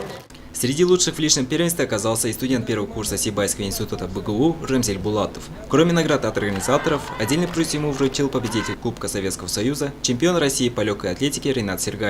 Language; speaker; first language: Russian; native; Russian